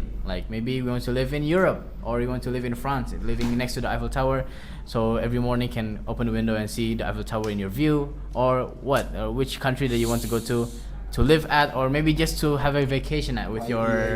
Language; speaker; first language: English; non-native, fluent; Indonesian